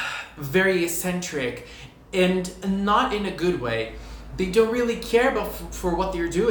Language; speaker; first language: English; non-native, fluent; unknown